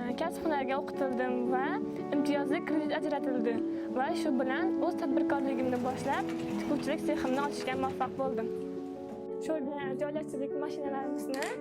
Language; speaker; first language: Uzbek; native; Uzbek